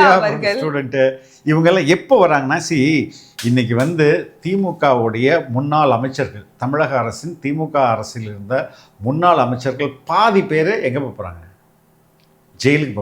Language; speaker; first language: Tamil; native; Tamil